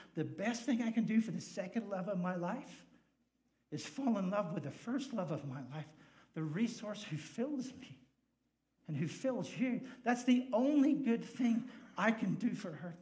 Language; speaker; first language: English; native; English